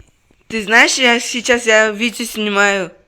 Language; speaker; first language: Russian; non-native, local second language; Uzbek